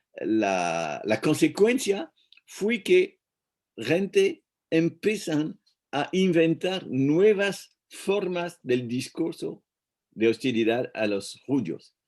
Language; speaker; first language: Spanish; non-native, fluent; French